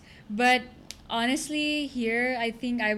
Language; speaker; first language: English; non-native, local second language; Gujarati